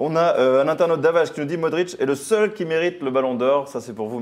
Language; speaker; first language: French; native; French